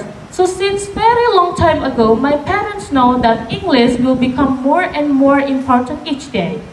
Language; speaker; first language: English; non-native, fluent; Indonesian